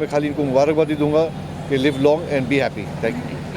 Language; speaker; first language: Hindi; native; Hindi